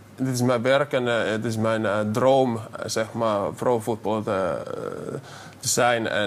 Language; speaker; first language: Dutch; non-native, fluent; Finnish